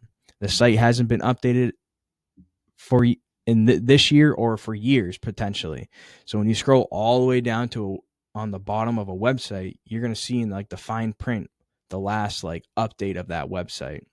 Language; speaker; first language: English; native; English